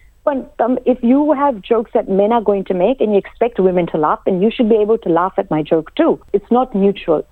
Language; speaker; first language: English; non-native, local second language; Gujarati